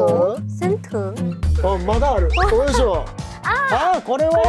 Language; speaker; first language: Japanese; native; Japanese